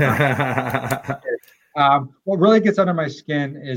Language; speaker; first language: English; native; English